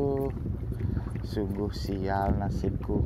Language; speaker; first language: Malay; non-native, local second language; Balinese